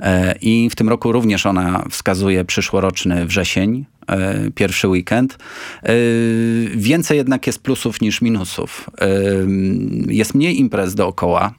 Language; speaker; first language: Polish; native; Polish